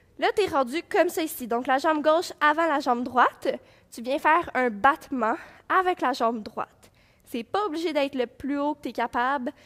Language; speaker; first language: French; native; French